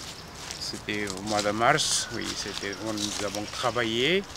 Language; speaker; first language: French; non-native, fluent; Korean